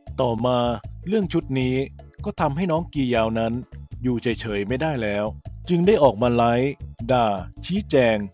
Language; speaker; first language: Thai; native; Thai